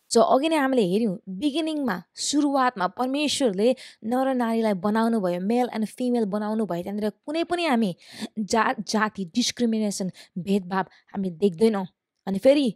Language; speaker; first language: Nepali; native; Nepali